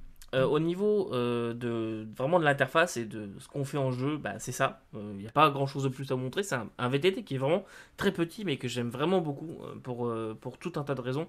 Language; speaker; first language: French; native; French